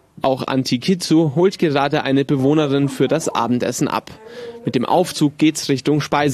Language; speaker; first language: German; native; German